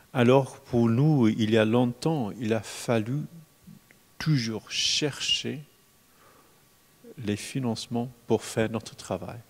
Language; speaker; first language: French; non-native, fluent; English